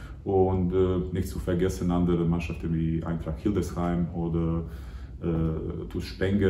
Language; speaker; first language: German; non-native, fluent; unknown